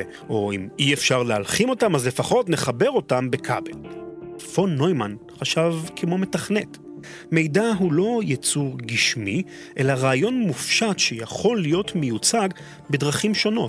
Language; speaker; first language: Hebrew; native; Hebrew